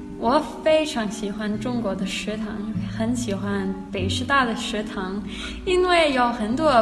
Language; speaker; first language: Chinese; non-native, learner; Danish